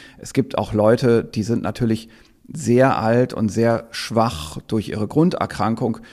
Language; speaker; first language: German; native; German